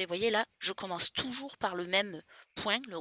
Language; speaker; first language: French; native; French